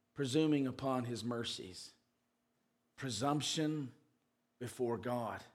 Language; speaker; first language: English; native; English